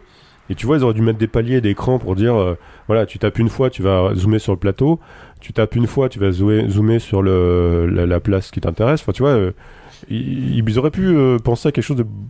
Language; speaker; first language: French; native; French